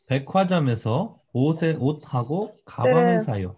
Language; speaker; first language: Korean; non-native, fluent; Russian